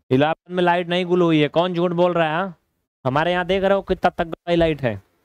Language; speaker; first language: Hindi; native; Hindi